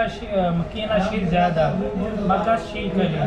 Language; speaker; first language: Arabic; non-native, learner; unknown